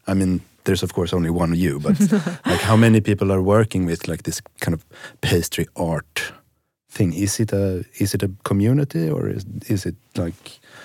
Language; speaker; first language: English; non-native, fluent; Swedish